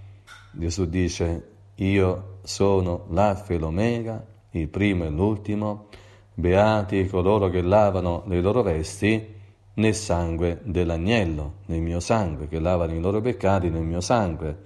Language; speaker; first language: Italian; native; Italian